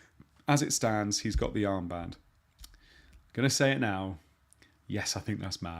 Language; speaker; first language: English; native; English